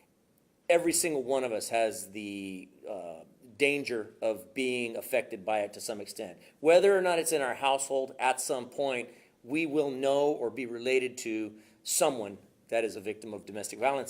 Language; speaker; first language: English; native; English